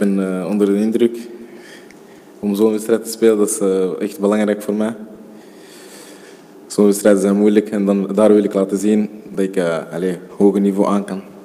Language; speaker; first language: Dutch; early bilingual, other home language; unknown